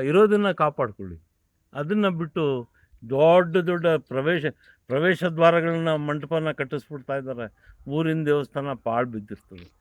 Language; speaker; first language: Kannada; non-native, local second language; Urdu